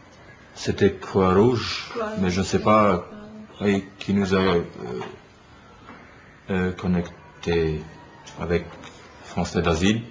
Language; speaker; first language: French; non-native, learner; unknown